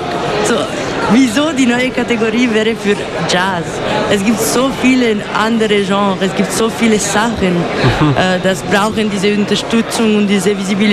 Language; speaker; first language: German; non-native, local second language; Italian